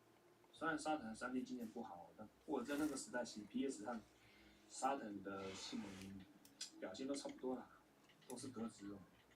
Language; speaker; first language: Chinese; native; Chinese